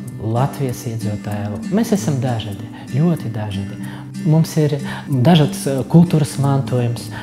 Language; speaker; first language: Latvian; non-native, local second language; Russian